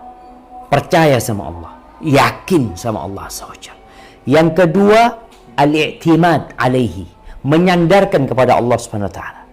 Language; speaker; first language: Indonesian; native; Indonesian